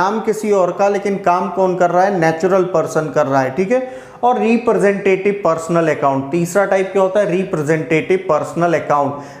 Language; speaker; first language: Hindi; native; Hindi